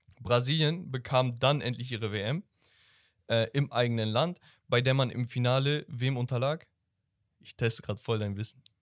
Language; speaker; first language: German; early bilingual, other home language; Turkish